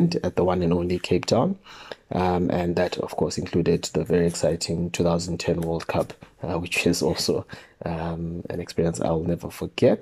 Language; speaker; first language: English; non-native, local second language; North Ndebele